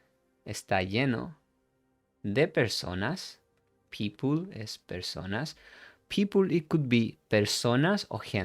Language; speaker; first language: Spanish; non-native, fluent; English